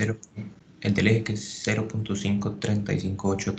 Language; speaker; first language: Spanish; native; Spanish